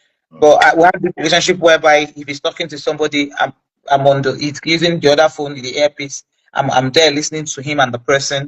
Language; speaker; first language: English; non-native, local second language; Igbo